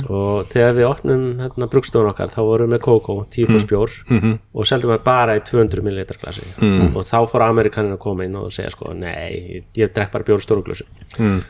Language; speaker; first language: Icelandic; non-native, fluent; English